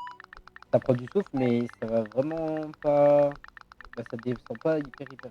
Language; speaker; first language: French; native; French